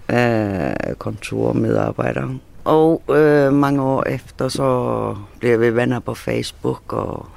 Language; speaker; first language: Danish; non-native, local second language; Faroese